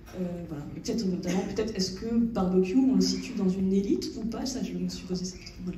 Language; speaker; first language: French; native; French